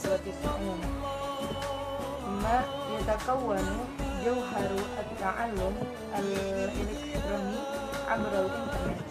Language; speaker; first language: Arabic; non-native, learner; Indonesian